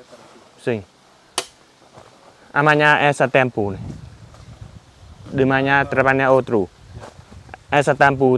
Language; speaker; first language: Portuguese; non-native, learner; Vietnamese